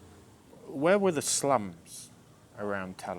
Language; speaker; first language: English; native; English